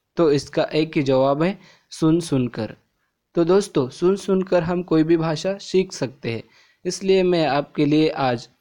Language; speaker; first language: Hindi; non-native, local second language; Marathi